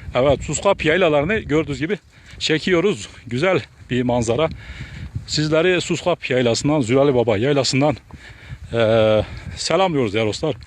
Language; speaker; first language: Turkish; native; Turkish